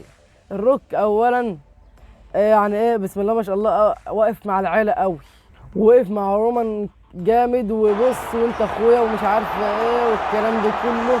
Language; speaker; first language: Arabic; native; Arabic